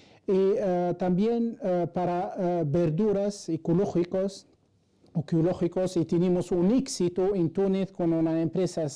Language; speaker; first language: Spanish; non-native, fluent; Arabic